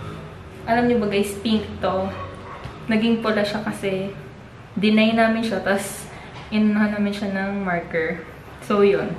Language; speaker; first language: Filipino; non-native, local second language; Bikol